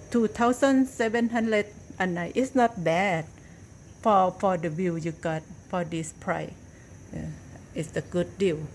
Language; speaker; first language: English; non-native, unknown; Thai